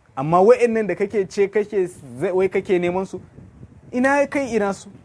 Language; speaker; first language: Hausa; non-native, local second language; Kanuri